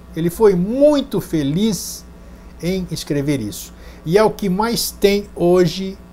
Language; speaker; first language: Portuguese; native; Portuguese